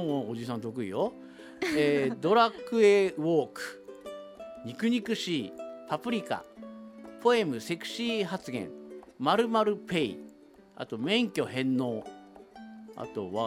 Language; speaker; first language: Japanese; native; Japanese